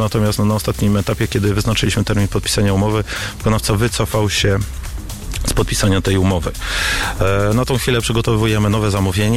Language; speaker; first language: Polish; native; Polish